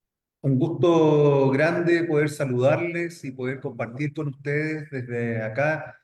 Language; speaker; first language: Spanish; native; Spanish